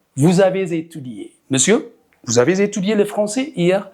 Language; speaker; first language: French; non-native, fluent; Amharic